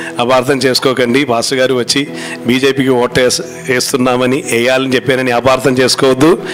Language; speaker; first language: Telugu; non-native, fluent; Malayalam